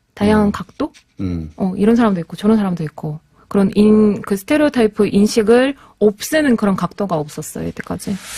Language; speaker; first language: Korean; non-native, fluent; Russian